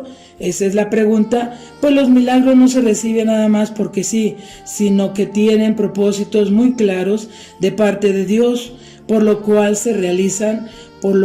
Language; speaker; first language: Spanish; native; Spanish